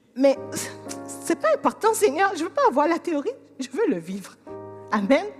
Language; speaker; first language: French; native; French